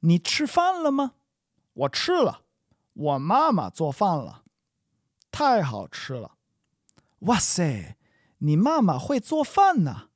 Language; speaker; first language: Chinese; non-native, fluent; English